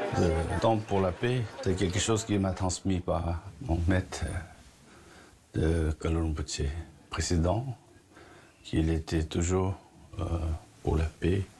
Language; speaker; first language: French; non-native, fluent; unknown